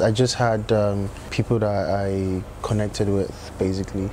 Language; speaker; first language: English; native; English